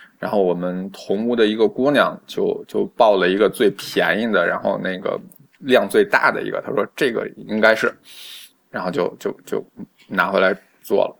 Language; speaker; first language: Chinese; native; Chinese